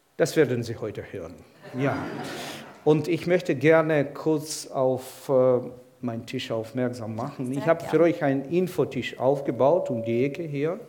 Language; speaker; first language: German; non-native, fluent; Russian